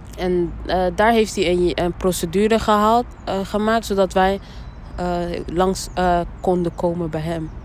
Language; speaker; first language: Dutch; early bilingual, other home language; Rundi